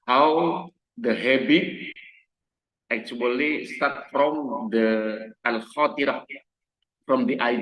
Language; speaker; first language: English; non-native, learner; Indonesian